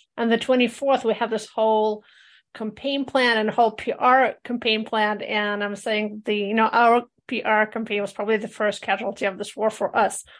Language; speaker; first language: English; early bilingual, other home language; Russian